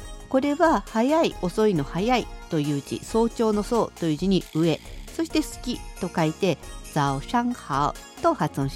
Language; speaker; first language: Japanese; native; Japanese